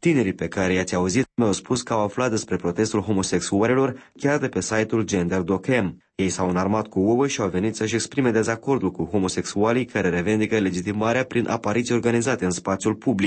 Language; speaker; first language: Romanian; native; Romanian